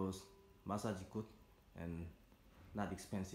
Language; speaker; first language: English; non-native, learner; Korean